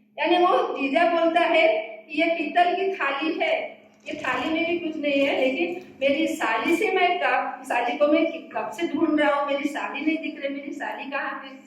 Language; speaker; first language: Hindi; non-native, local second language; Gondi